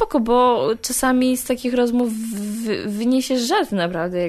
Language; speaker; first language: Polish; native; Polish